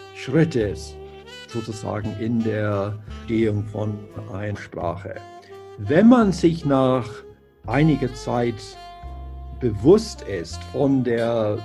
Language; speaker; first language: German; non-native, fluent; English